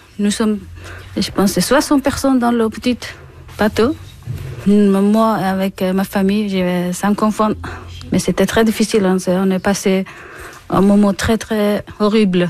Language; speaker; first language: French; non-native, learner; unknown